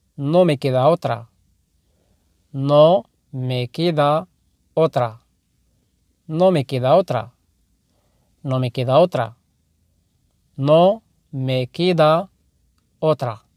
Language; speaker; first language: Spanish; non-native, fluent; Arabic